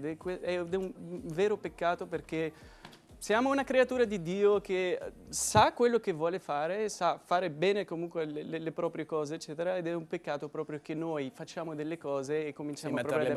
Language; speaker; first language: Italian; non-native, fluent; Arabic